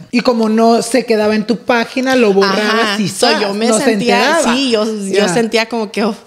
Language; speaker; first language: Spanish; early bilingual, heritage; Spanish